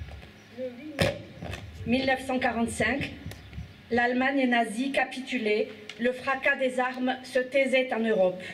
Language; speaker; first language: French; native; French